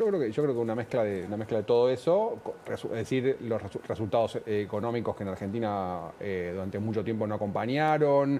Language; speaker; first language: Spanish; native; Spanish